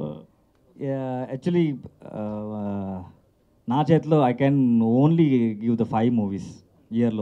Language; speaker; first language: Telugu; non-native, learner; Kannada